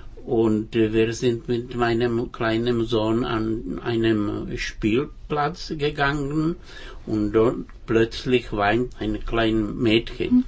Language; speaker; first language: German; non-native, fluent; Czech